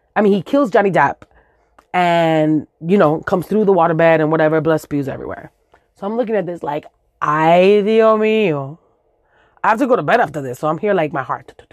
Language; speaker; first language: English; early bilingual, other home language; Spanish